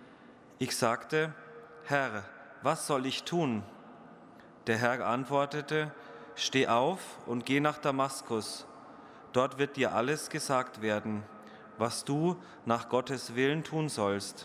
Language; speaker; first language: German; native; German